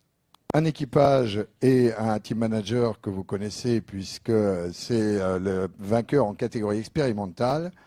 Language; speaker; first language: French; native; French